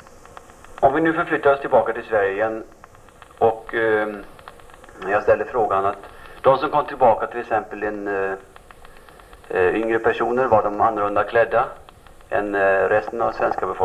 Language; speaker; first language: Swedish; native; Swedish